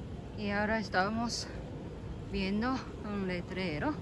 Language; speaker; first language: Spanish; non-native, learner; Japanese